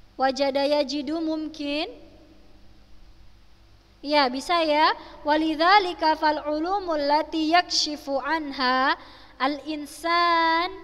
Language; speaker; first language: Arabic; non-native, fluent; Indonesian